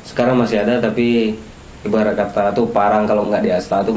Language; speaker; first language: Malay; native; Malay